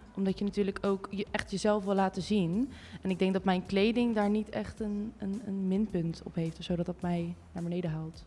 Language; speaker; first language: Dutch; native; Dutch